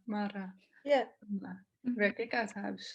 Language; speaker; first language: Dutch; native; Dutch